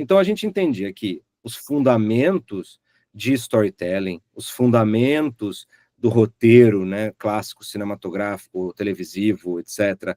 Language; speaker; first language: Portuguese; native; Portuguese